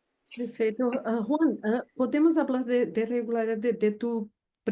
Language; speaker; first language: Spanish; non-native, fluent; Portuguese